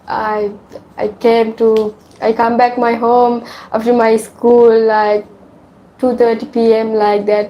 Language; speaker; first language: English; non-native, learner; Sinhala